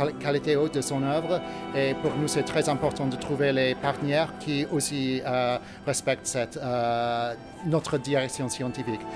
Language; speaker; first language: French; non-native, learner; English